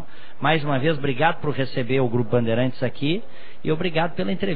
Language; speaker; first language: Portuguese; native; Portuguese